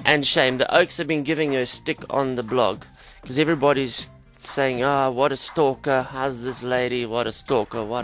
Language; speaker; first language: English; native; English